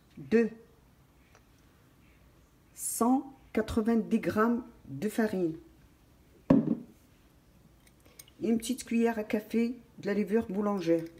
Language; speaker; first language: French; non-native, local second language; Arabic